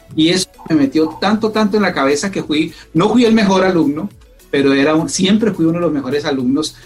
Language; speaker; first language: Spanish; native; Spanish